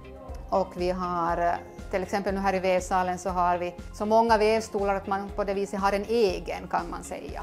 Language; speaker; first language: Swedish; native; Swedish